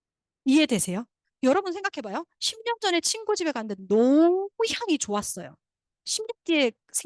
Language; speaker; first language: Korean; native; Korean